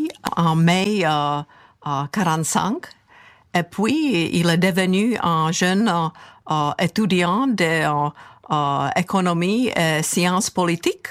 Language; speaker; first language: French; non-native, fluent; Czech